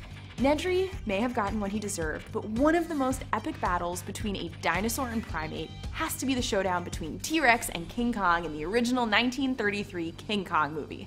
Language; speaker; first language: English; native; English